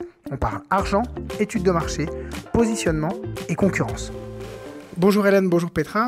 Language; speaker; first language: French; native; French